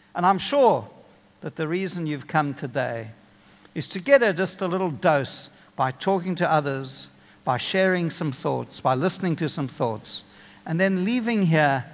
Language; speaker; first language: English; native; English